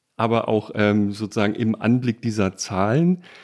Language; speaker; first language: German; native; German